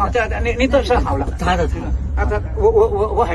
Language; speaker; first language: Chinese; non-native, learner; Indonesian